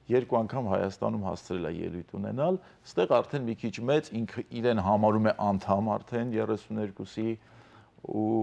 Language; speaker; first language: Armenian; native; Armenian